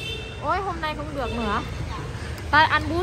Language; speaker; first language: Vietnamese; non-native, learner; Thai